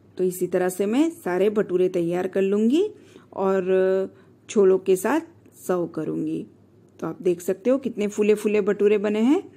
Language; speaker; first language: Hindi; non-native, local second language; Gujarati